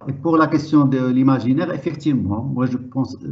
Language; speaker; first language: French; non-native, local second language; Arabic